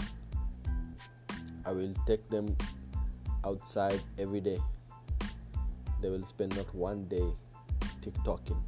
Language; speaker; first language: English; non-native, local second language; Swahili